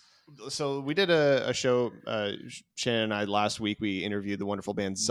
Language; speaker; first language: English; native; English